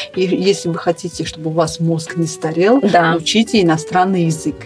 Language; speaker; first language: Russian; non-native, local second language; Armenian